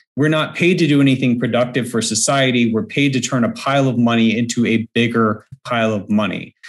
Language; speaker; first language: English; native; English